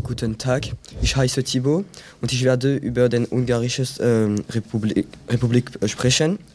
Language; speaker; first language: German; non-native, learner; French